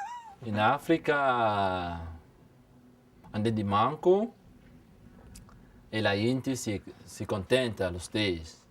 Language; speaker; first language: Italian; non-native, learner; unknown